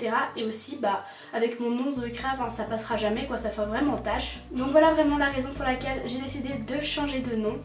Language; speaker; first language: French; native; French